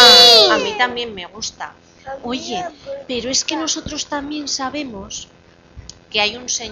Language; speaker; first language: Spanish; native; Spanish